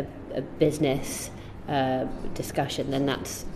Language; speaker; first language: English; native; English